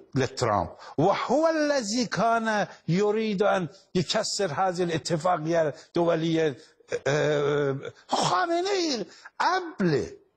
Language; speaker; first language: Arabic; non-native, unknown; Persian